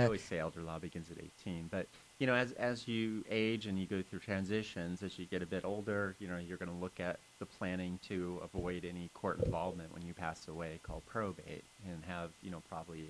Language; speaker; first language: English; native; English